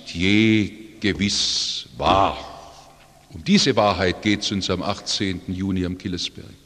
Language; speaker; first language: German; native; German